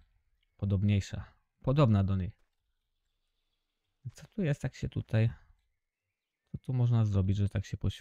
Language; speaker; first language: Polish; native; Polish